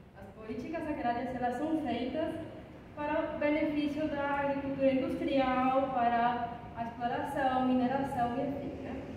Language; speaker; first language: Portuguese; non-native, fluent; Spanish